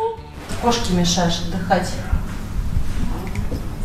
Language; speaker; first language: Russian; early bilingual, heritage; Russian